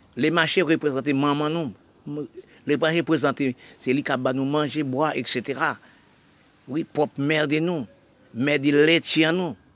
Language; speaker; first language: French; non-native, local second language; Haitian Creole